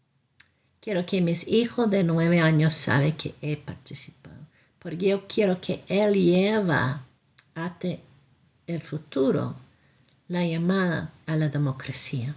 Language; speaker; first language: Spanish; non-native, fluent; English